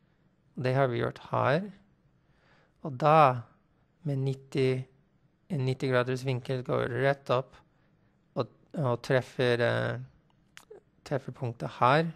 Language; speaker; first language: Norwegian; non-native, fluent; English